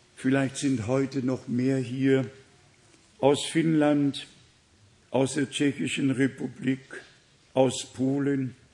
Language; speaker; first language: German; native; German